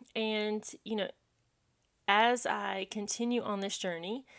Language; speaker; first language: English; native; English